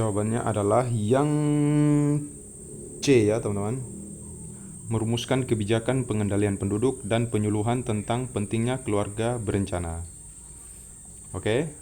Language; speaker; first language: Indonesian; native; Indonesian